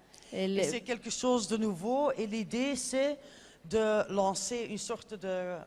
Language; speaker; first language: French; non-native, fluent; Dutch